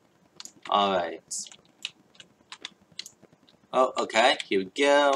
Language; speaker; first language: English; native; English